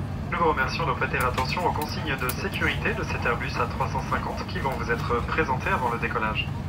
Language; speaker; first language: French; native; French